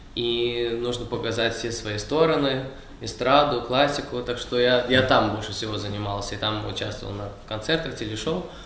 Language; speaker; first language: Russian; early bilingual, heritage; Russian